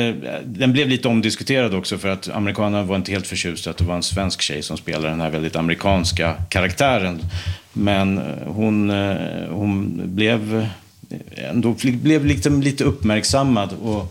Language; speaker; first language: Swedish; native; Swedish